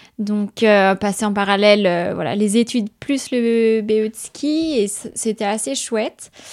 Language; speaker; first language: French; native; French